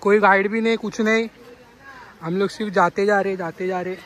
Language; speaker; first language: Hindi; non-native, local second language; Marathi